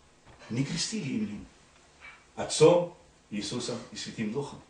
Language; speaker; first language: Russian; non-native, fluent; Arabic